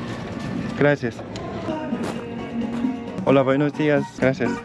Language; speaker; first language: Spanish; non-native, learner; Korean